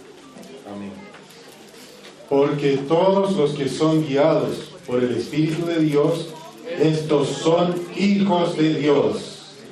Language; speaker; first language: Spanish; native; Spanish